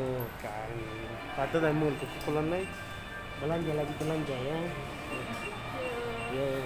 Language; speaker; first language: Indonesian; non-native, learner; Somali